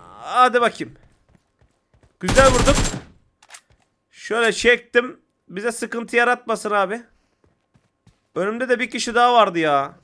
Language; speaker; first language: Turkish; native; Turkish